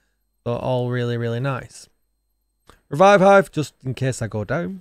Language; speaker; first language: English; native; English